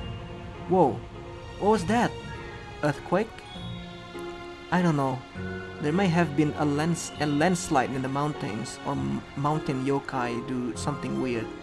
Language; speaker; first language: English; non-native, fluent; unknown